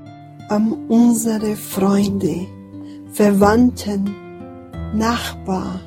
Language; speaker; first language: German; non-native, fluent; Portuguese